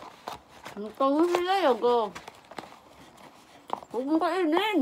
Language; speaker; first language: Japanese; non-native, learner; Filipino